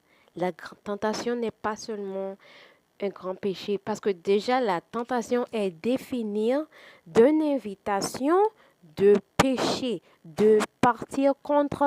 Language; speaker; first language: French; non-native, fluent; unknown